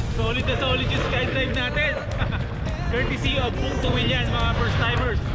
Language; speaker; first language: Filipino; non-native, local second language; Aklanon